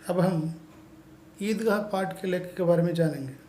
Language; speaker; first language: Hindi; non-native, local second language; Telugu